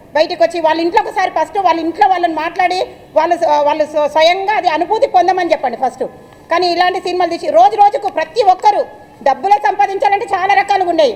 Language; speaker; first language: Telugu; native; Telugu